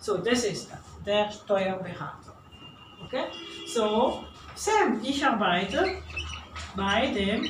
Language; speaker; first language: German; non-native, fluent; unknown